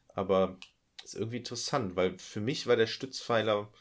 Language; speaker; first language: German; native; German